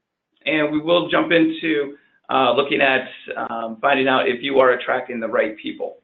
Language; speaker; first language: English; native; English